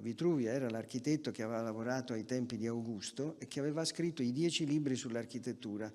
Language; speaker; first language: Italian; native; Italian